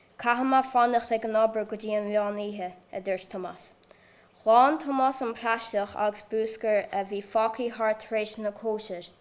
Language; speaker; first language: Irish; native; Irish